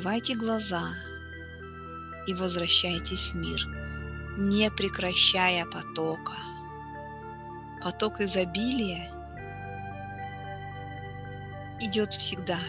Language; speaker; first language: Russian; native; Russian